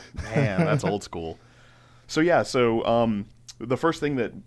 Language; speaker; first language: English; native; English